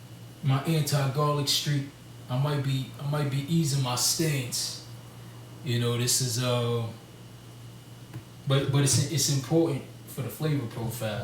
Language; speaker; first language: English; native; English